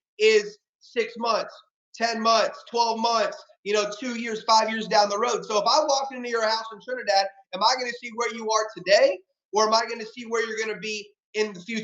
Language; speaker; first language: English; native; English